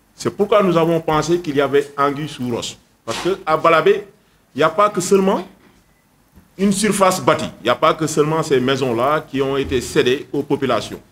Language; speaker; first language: French; non-native, local second language; Wolof